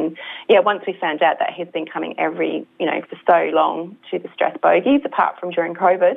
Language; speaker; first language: English; native; English